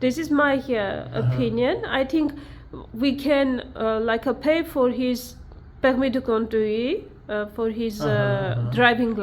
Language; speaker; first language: English; non-native, learner; Armenian